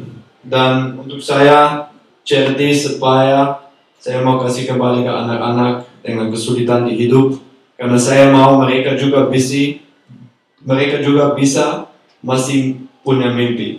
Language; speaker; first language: Indonesian; non-native, learner; Dutch